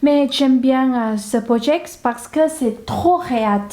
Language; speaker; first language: French; non-native, learner; Thai